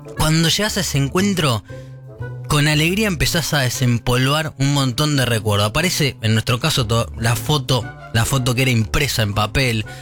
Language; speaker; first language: Spanish; native; Spanish